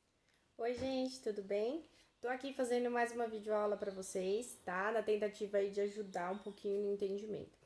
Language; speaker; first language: Portuguese; native; Portuguese